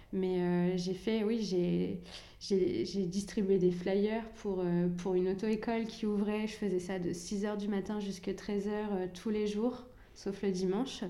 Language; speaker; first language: French; early bilingual, other home language; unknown